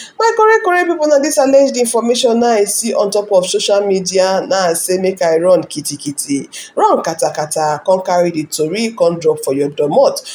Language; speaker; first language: Nigerian Pidgin; non-native, local second language; Igbo